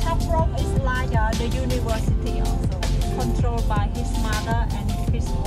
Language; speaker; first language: English; non-native, learner; Khmer